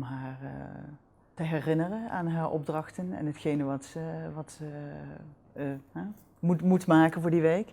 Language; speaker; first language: Dutch; native; Dutch